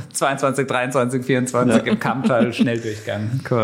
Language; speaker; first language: German; native; German